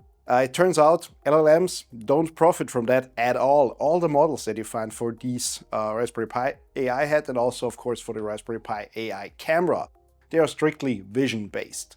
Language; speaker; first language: English; non-native, fluent; German